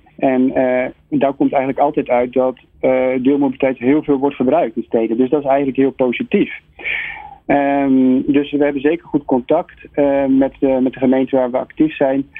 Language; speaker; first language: Dutch; native; Dutch